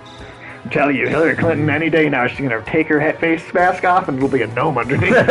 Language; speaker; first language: English; native; English